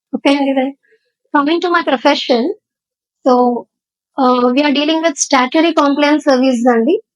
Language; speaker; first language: English; non-native, local second language; Telugu